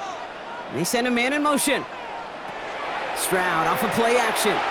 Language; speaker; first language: English; native; English